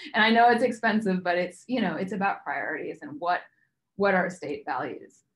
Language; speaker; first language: English; native; English